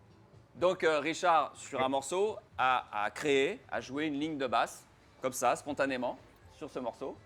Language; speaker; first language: French; native; French